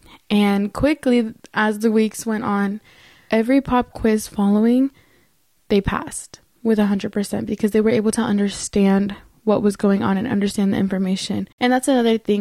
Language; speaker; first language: English; early bilingual, other home language; Spanish